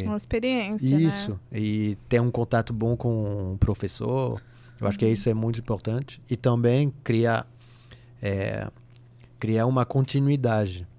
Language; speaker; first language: Portuguese; non-native, fluent; French